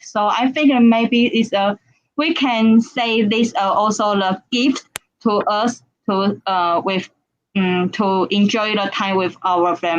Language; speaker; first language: English; non-native, learner; Chinese